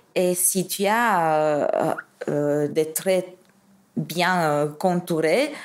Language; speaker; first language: French; non-native, fluent; Romanian